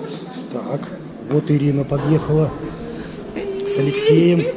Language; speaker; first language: Russian; native; Russian